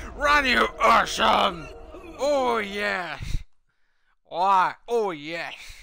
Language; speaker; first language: English; non-native, learner; French